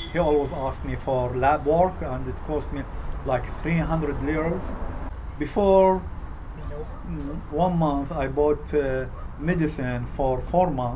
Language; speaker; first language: English; non-native, fluent; Arabic